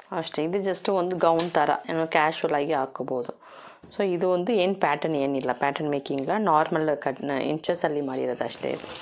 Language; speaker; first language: Kannada; non-native, local second language; Tamil